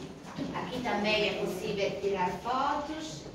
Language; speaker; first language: Portuguese; non-native, fluent; Italian